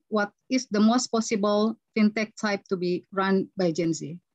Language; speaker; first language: English; non-native, fluent; Indonesian